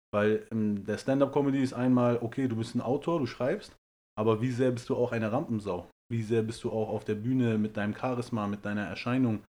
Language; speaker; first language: German; early bilingual, other home language; Persian